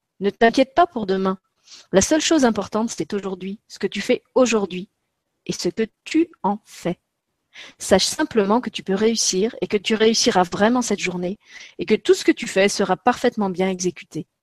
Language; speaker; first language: French; native; French